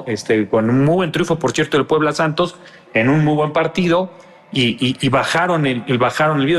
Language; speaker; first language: Spanish; native; Spanish